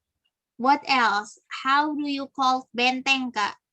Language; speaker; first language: English; non-native, fluent; Indonesian